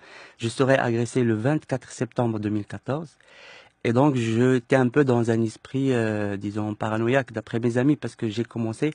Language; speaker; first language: French; non-native, local second language; Arabic